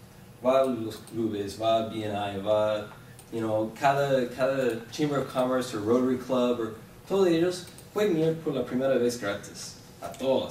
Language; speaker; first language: Spanish; non-native, fluent; English